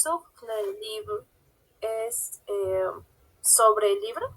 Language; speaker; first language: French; non-native, learner; Spanish